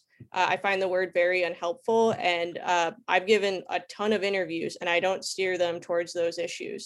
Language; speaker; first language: English; native; English